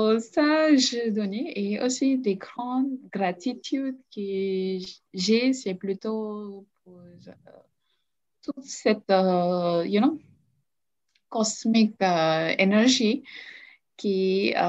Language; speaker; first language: French; non-native, learner; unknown